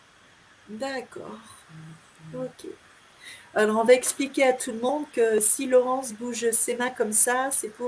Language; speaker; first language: French; native; French